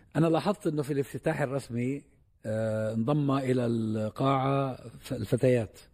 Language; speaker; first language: Arabic; native; Arabic